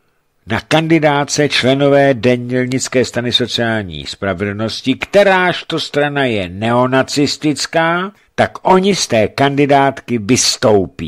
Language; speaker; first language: Czech; native; Czech